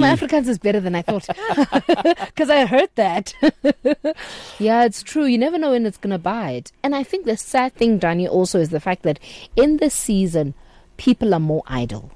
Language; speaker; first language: English; non-native, local second language; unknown